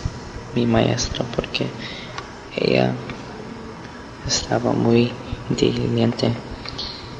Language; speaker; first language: Spanish; non-native, learner; English